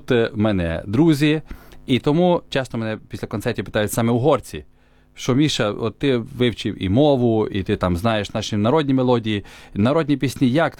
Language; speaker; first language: Ukrainian; native; Ukrainian